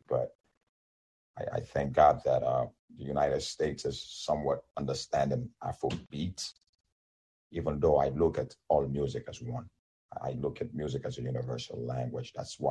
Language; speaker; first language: English; non-native, local second language; Yoruba